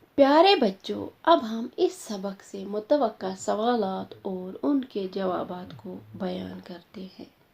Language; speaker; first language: Urdu; non-native, local second language; Kashmiri